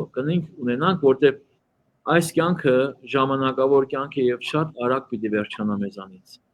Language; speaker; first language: Armenian; early bilingual, heritage; Armenian